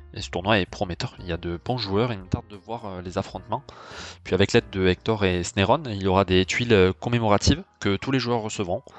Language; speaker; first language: French; native; French